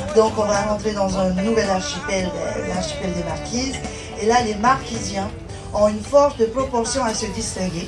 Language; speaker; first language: French; native; French